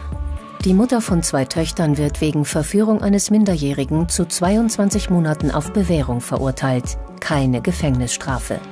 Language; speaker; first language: German; native; German